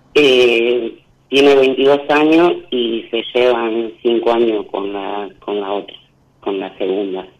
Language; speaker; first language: Spanish; native; Spanish